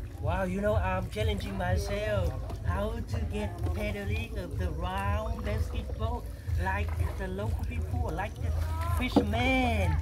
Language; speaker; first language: English; non-native, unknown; Vietnamese